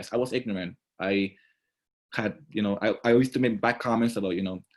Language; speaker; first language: English; non-native, fluent; Spanish